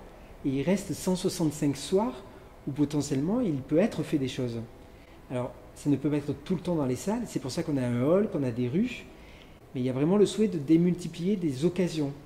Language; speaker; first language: French; native; French